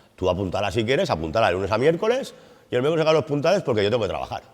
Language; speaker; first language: Spanish; native; Spanish